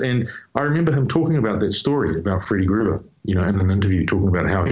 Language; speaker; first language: English; native; English